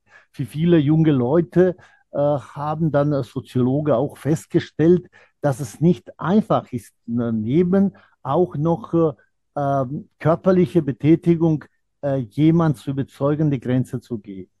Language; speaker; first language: German; non-native, fluent; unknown